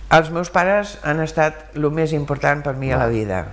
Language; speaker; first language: Catalan; early bilingual, other home language; German